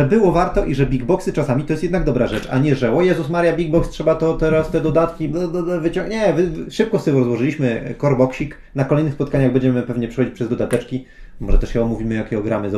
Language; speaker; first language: Polish; native; Polish